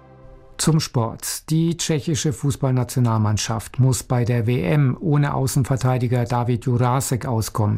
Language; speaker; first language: German; native; German